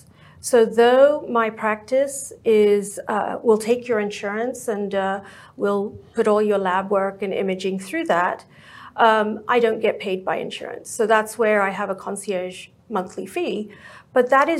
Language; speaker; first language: English; native; English